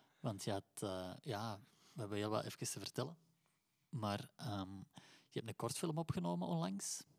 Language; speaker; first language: Dutch; native; Dutch